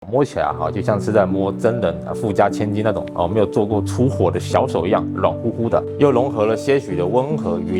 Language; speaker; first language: Chinese; native; Chinese